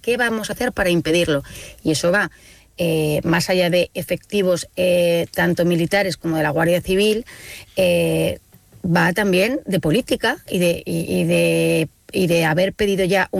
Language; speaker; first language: Spanish; native; Spanish